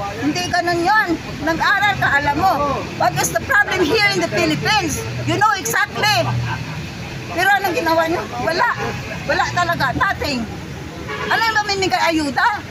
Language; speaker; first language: Filipino; non-native, local second language; Hiligaynon